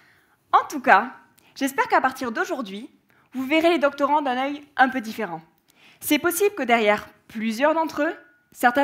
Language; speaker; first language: French; native; French